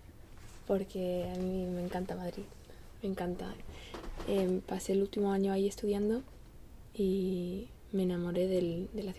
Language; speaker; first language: Spanish; non-native, learner; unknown